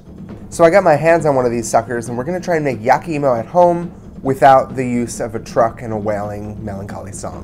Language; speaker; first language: English; native; English